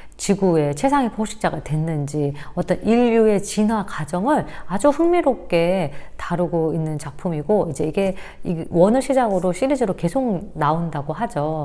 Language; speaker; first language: Korean; native; Korean